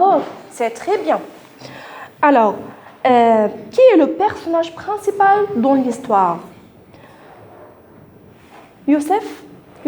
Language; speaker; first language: French; non-native, fluent; Arabic